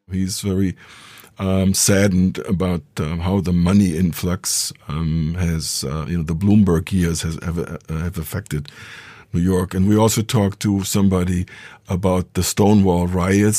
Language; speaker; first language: English; non-native, fluent; German